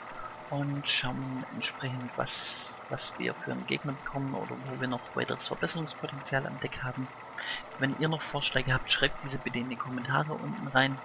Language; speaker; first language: German; native; German